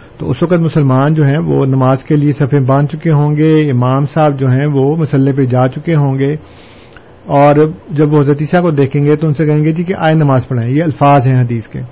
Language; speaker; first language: Urdu; non-native, local second language; Punjabi